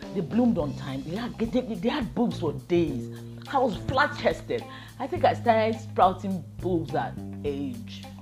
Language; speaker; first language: English; non-native, local second language; Yoruba